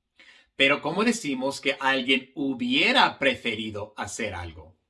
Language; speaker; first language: Spanish; non-native, fluent; English